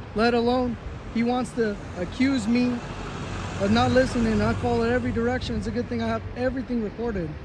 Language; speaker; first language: English; early bilingual, other home language; Spanish